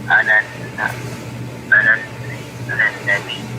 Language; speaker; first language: Arabic; non-native, learner; English